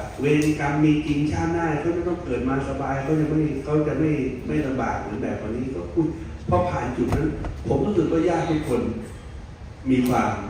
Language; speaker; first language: Thai; native; Thai